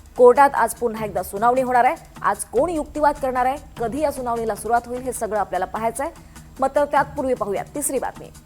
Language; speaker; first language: Marathi; native; Marathi